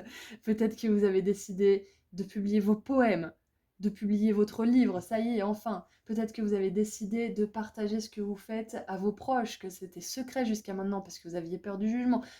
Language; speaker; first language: French; native; French